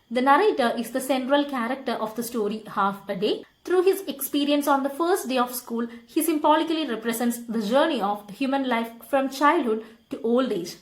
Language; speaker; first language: English; non-native, local second language; Malayalam